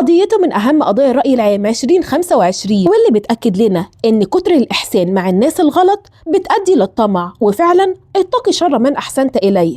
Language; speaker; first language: Arabic; native; Arabic